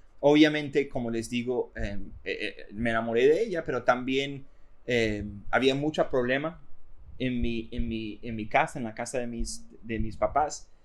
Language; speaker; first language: Spanish; non-native, fluent; English